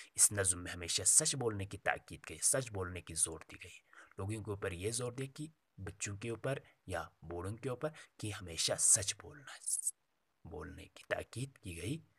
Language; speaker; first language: Urdu; native; Urdu